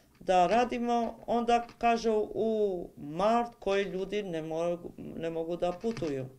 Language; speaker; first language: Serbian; non-native, local second language; Albanian